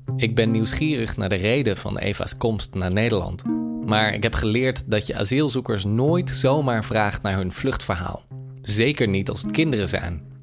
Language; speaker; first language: Dutch; native; Dutch